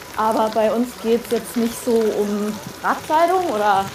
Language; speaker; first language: German; native; German